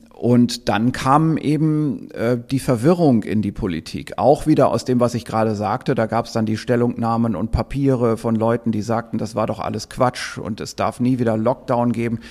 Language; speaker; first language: German; native; German